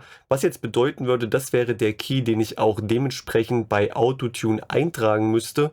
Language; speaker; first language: German; native; German